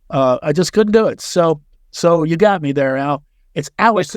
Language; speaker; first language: English; native; English